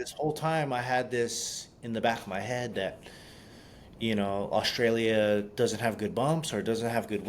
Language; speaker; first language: English; native; English